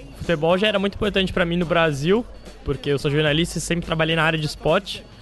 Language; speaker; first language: Portuguese; native; Portuguese